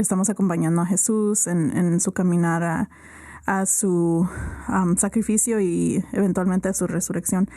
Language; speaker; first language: Spanish; early bilingual, heritage; Spanish